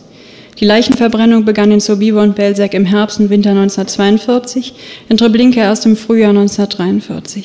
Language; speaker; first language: German; native; German